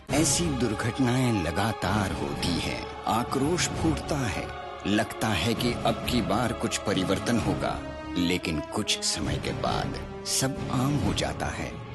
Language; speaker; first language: Hindi; non-native, local second language; Marathi